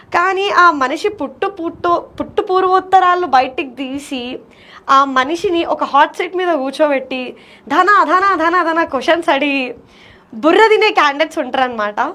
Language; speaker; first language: Telugu; non-native, local second language; Marathi